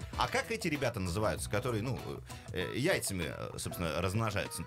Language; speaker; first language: Russian; native; Russian